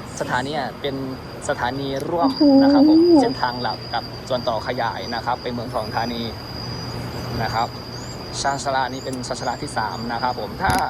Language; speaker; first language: Thai; native; Thai